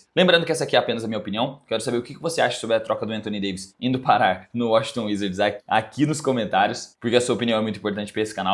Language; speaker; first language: Portuguese; native; Portuguese